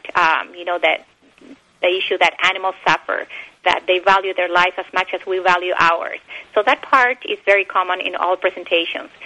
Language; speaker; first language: English; non-native, fluent; Spanish